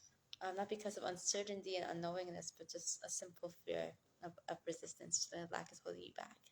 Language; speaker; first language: English; native; English